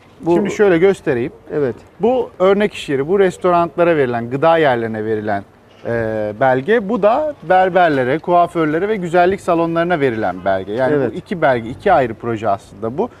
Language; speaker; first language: Turkish; native; Turkish